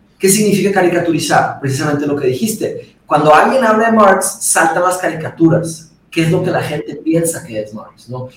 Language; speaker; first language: Spanish; early bilingual, other home language; Portuguese